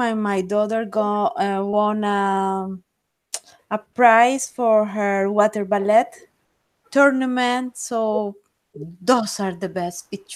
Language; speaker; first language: English; non-native, fluent; Spanish